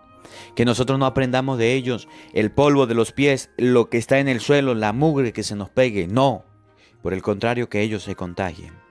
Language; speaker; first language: Spanish; native; Spanish